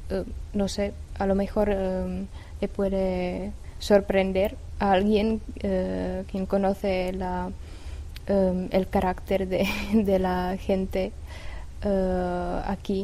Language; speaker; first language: Spanish; non-native, fluent; Czech